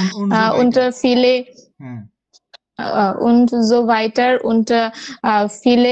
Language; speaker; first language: German; non-native, learner; Bangla